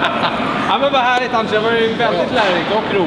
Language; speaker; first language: Swedish; native; Swedish